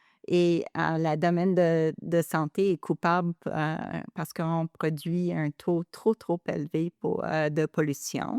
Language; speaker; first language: French; non-native, local second language; English